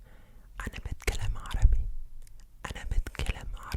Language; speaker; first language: Arabic; non-native, learner; English